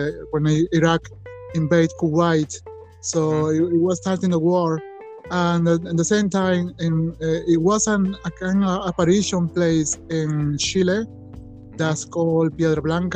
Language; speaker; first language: English; non-native, learner; Spanish